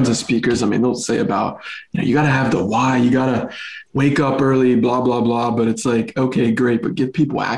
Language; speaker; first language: English; native; English